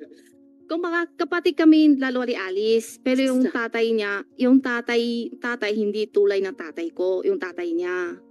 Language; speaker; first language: Filipino; non-native, learner; Chinese